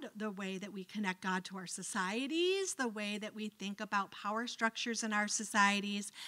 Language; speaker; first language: English; native; English